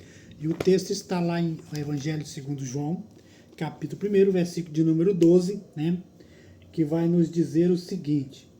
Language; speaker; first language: Portuguese; native; Portuguese